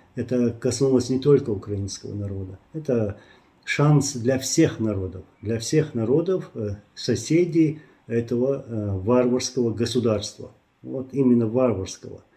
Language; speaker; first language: Russian; non-native, local second language; Chechen